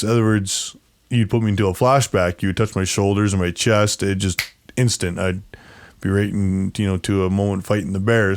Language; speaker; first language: English; native; English